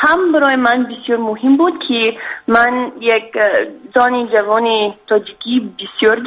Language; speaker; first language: Persian; non-native, learner; English